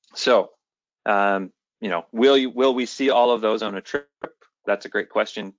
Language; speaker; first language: English; native; English